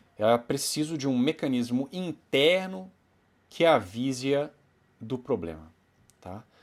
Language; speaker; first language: Portuguese; native; Portuguese